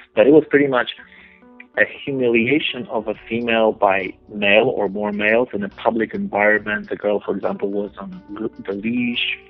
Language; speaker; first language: English; non-native, fluent; Polish